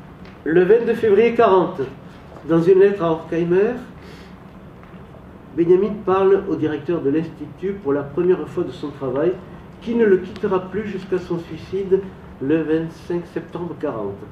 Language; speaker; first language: French; native; French